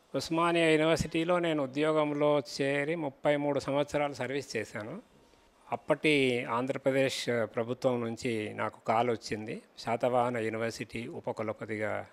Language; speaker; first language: Telugu; native; Telugu